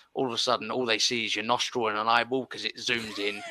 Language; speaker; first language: English; early bilingual, other home language; Spanish